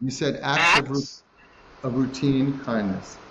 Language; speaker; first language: English; native; English